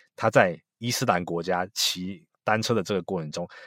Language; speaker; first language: Chinese; native; Chinese